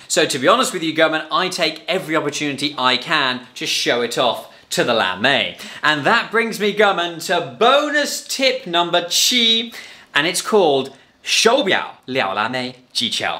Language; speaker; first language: English; native; English